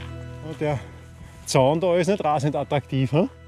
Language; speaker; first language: German; native; German